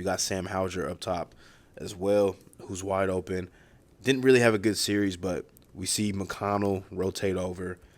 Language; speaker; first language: English; native; English